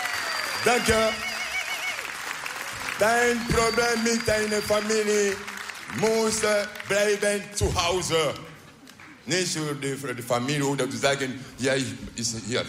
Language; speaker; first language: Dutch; non-native, learner; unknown